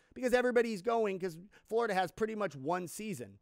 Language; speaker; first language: English; native; English